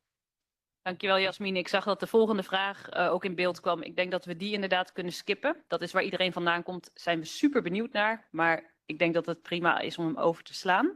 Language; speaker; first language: Dutch; native; Dutch